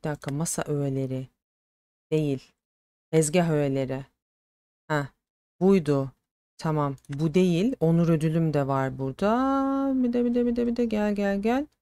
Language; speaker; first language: Turkish; native; Turkish